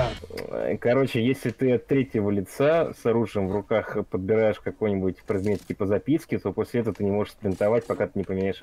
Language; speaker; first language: Russian; native; Russian